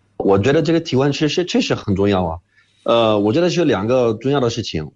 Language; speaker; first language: Chinese; non-native, fluent; Arabic